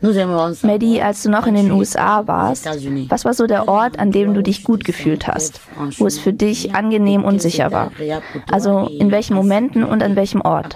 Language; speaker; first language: German; non-native, fluent; French